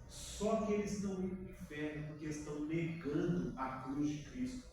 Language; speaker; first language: Portuguese; native; Portuguese